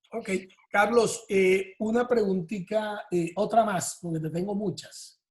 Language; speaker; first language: Spanish; native; Spanish